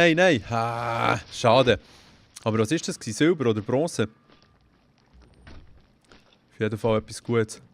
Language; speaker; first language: German; native; German